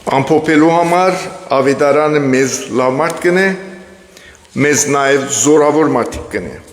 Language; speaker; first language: Armenian; early bilingual, heritage; Armenian